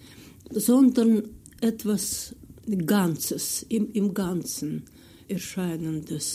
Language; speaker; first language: German; non-native, fluent; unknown